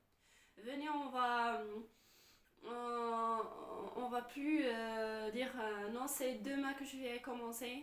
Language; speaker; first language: French; non-native, fluent; Arabic